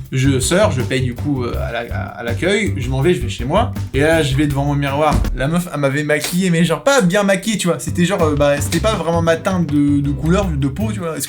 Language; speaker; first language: French; native; French